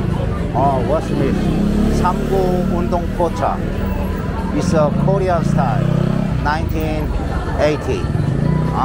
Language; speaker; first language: English; non-native, learner; Korean